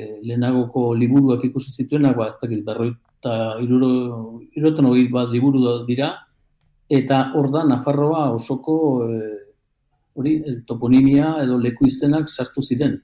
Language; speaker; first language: Basque; native; Basque